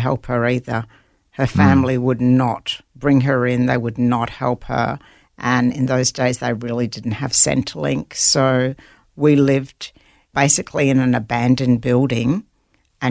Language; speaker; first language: English; native; English